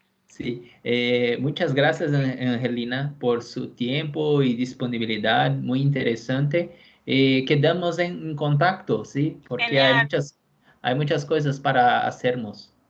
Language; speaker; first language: Spanish; non-native, fluent; Portuguese